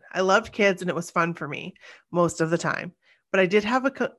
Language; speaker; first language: English; native; English